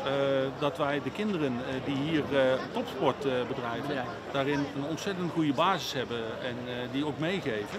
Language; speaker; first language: Dutch; native; Dutch